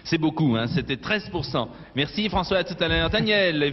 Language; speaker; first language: French; native; French